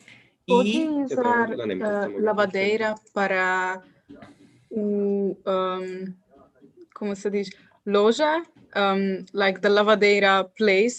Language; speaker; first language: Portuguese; non-native, learner; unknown